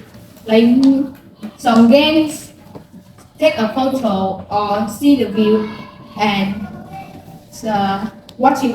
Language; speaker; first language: English; non-native, learner; Vietnamese